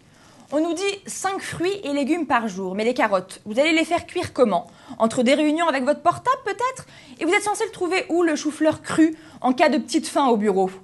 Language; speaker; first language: French; native; French